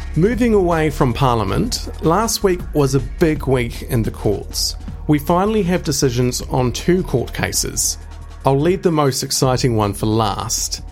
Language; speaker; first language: English; native; English